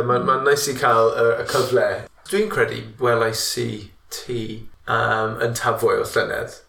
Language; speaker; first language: Welsh; non-native, learner; English